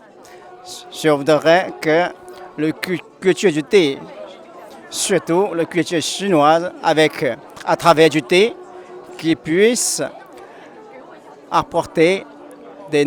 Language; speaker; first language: French; non-native, fluent; Chinese